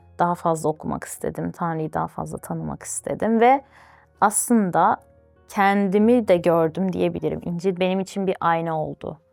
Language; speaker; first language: Turkish; early bilingual, other home language; Azerbaijani